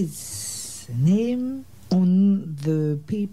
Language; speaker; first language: English; non-native, learner; French